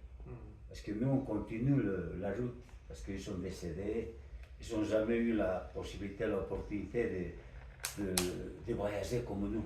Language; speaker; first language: French; non-native, fluent; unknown